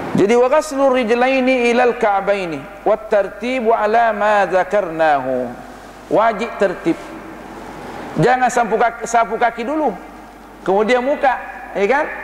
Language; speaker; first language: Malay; non-native, fluent; Arabic